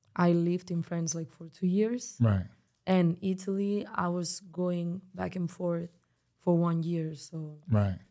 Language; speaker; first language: English; non-native, fluent; Spanish